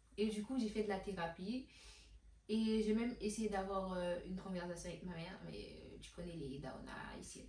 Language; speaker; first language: French; non-native, local second language; Haitian Creole